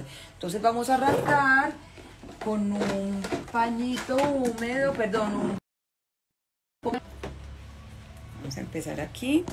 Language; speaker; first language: Spanish; native; Spanish